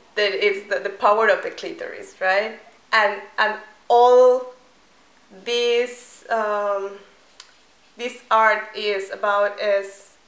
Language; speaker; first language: English; non-native, fluent; Spanish